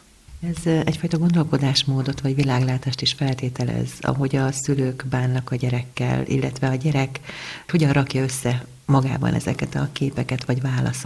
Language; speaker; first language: Hungarian; native; Hungarian